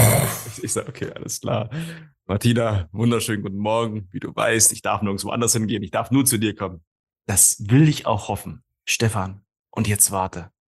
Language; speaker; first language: German; native; German